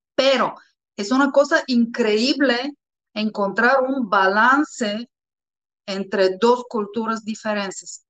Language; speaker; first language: Spanish; non-native, fluent; Bulgarian